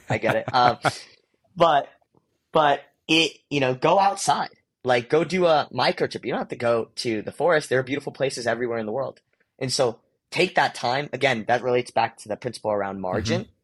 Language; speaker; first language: English; early bilingual, other home language; Hindi